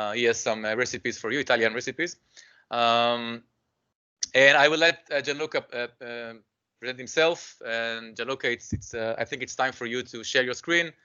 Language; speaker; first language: English; non-native, fluent; Hebrew